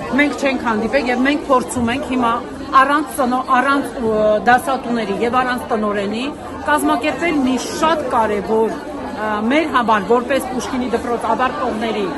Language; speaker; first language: Armenian; native; Armenian